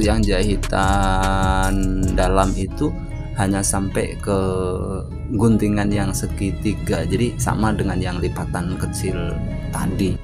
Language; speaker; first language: Indonesian; native; Indonesian